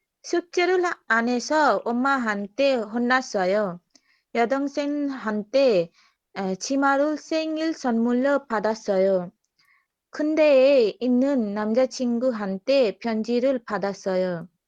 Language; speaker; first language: Korean; non-native, learner; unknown